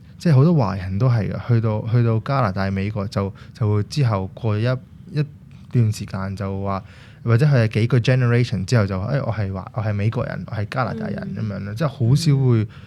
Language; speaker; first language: Cantonese; non-native, local second language; Urdu